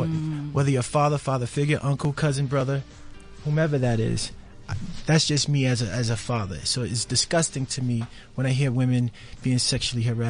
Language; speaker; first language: English; native; English